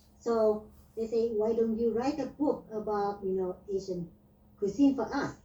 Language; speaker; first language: English; non-native, learner; Vietnamese